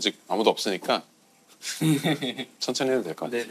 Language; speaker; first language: Korean; early bilingual, heritage; Korean